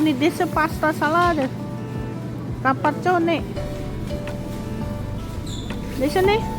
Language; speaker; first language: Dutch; non-native, learner; Indonesian